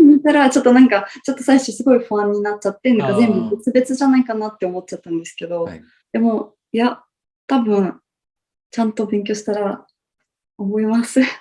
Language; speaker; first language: Japanese; non-native, fluent; Russian